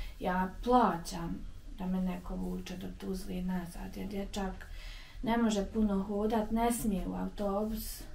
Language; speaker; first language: Bosnian; native; Bosnian